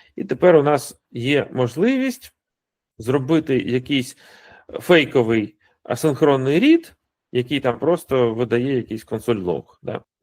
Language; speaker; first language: Ukrainian; non-native, local second language; Russian